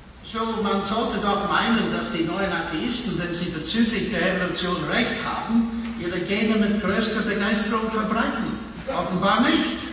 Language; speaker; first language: German; non-native, fluent; English